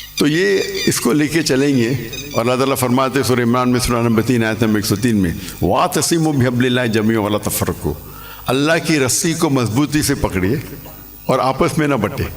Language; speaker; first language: Urdu; non-native, local second language; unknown